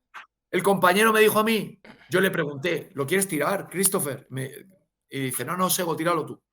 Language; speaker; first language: Spanish; native; Spanish